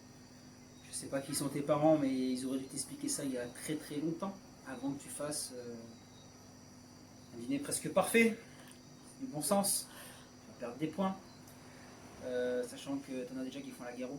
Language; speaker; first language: French; native; French